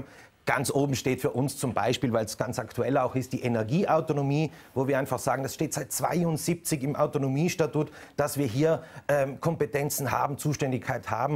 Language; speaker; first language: German; native; German